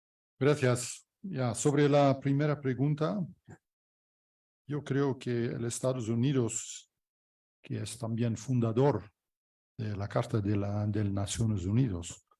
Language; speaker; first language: Spanish; non-native, fluent; Dutch